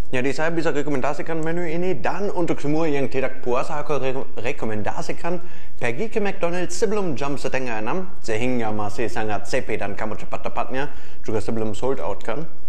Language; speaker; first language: Indonesian; non-native, fluent; German